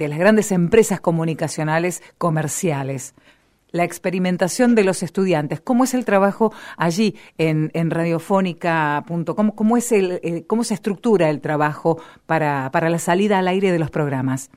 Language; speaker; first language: Spanish; native; Spanish